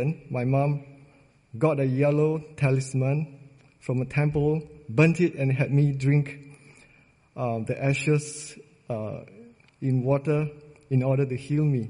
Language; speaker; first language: English; non-native, local second language; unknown